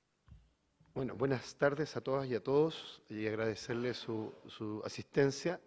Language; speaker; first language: Spanish; native; Spanish